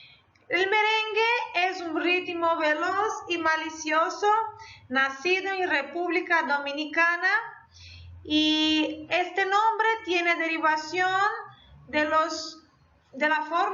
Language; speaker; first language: Spanish; non-native, fluent; Portuguese